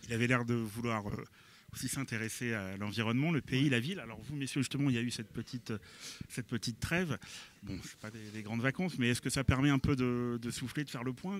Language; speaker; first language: French; native; French